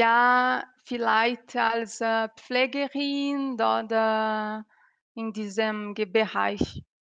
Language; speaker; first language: German; non-native, learner; Portuguese